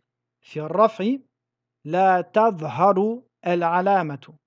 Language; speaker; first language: Arabic; non-native, fluent; French